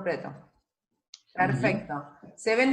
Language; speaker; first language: Spanish; native; Spanish